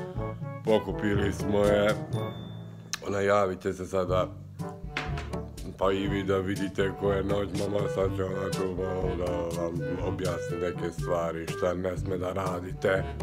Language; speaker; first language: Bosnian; non-native, local second language; Hungarian